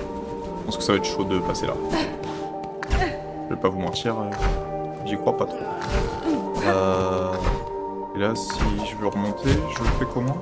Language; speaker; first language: French; native; French